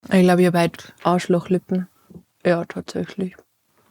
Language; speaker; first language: German; native; German